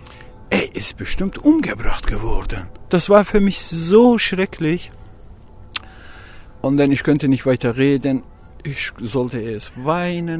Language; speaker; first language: German; non-native, learner; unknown